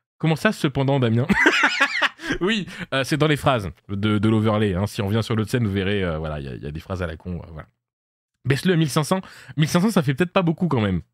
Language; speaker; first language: French; native; French